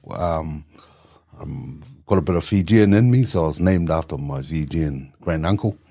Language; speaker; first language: English; native; English